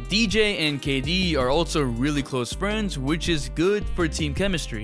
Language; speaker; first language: English; native; English